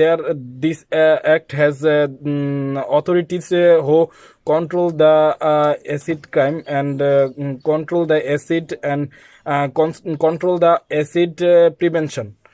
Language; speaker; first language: English; non-native, learner; Bangla